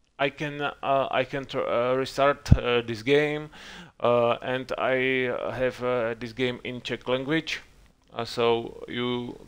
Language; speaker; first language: English; non-native, learner; Czech